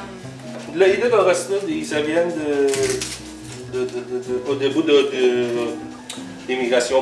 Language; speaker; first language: French; non-native, learner; Persian